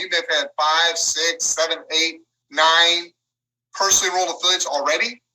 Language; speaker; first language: English; native; English